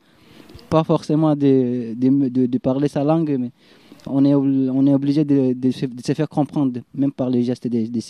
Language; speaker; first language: French; non-native, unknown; Arabic